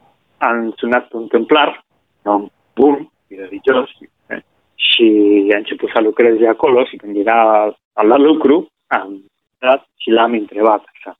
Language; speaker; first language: Romanian; non-native, fluent; Spanish